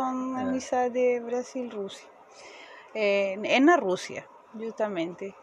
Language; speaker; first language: Portuguese; non-native, learner; Spanish